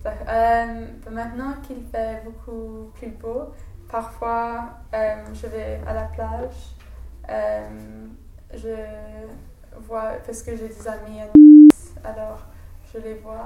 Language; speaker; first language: French; non-native, fluent; English